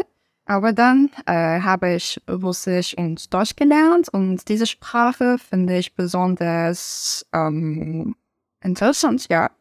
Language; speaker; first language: German; non-native, learner; Turkish